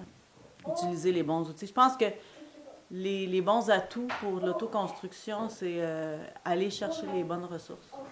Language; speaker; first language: French; native; French